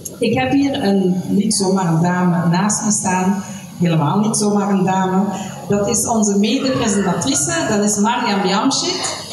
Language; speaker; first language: Dutch; native; Dutch